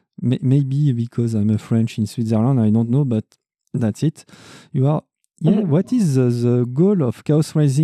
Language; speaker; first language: English; non-native, learner; French